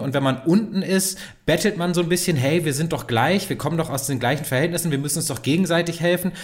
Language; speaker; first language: German; native; German